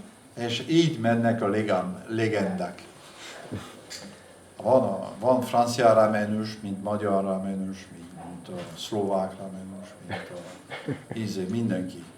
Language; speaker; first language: Hungarian; non-native, fluent; French